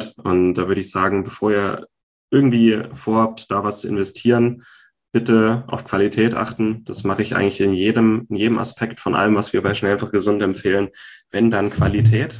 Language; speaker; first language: German; native; German